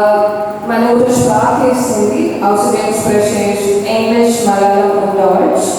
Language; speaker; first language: German; non-native, learner; Hindi